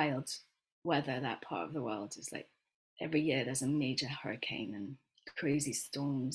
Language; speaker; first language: English; native; English